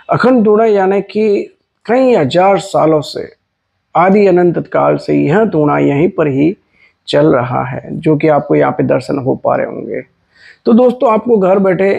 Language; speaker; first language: Hindi; non-native, local second language; Gujarati